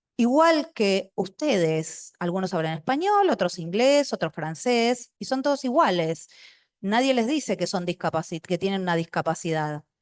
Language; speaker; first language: Spanish; non-native, local second language; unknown